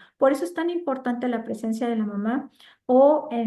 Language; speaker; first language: Spanish; native; Spanish